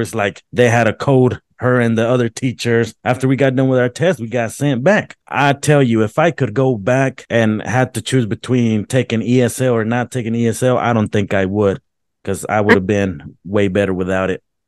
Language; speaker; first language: English; early bilingual, other home language; Spanish